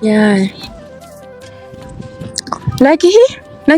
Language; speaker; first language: English; non-native, learner; Chinese